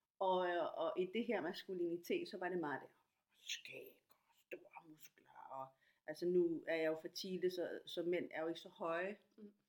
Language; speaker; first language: Danish; non-native, fluent; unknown